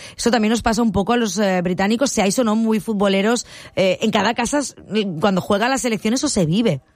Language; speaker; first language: Spanish; native; Spanish